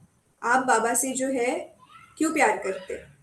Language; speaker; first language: Hindi; native; Hindi